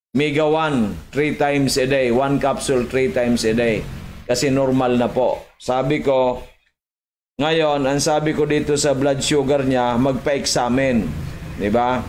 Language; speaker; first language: Filipino; native; Filipino